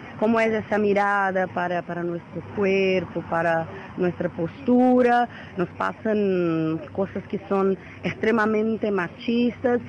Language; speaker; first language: Spanish; non-native, fluent; Portuguese